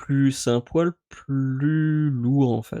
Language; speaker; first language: French; native; French